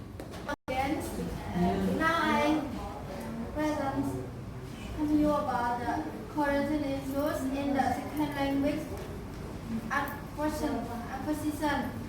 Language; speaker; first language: English; non-native, learner; Khmer